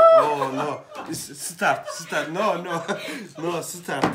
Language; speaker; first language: English; non-native, learner; Turkish